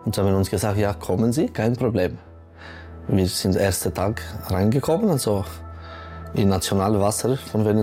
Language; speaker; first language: German; non-native, local second language; French